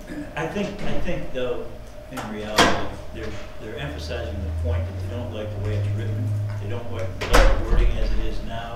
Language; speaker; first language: English; native; English